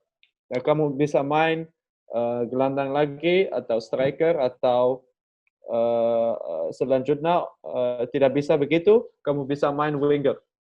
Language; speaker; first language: Indonesian; non-native, learner; Dutch